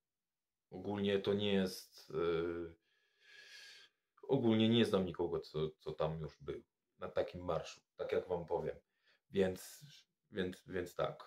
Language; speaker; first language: Polish; non-native, fluent; French